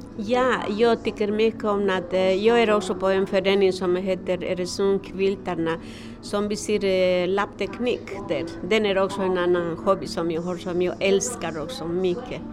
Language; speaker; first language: Swedish; non-native, learner; Spanish